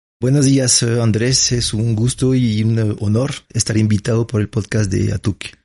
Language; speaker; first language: Spanish; non-native, fluent; French